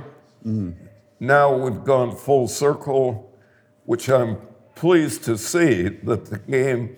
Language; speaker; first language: English; native; English